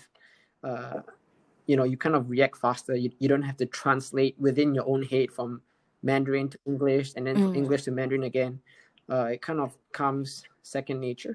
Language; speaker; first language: English; native; English